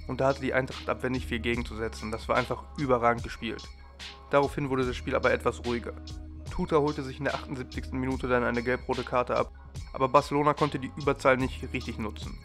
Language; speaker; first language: German; native; German